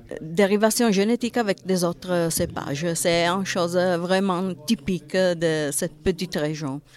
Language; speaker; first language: French; non-native, learner; Italian